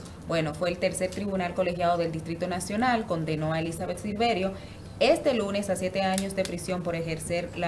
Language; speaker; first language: Spanish; native; Spanish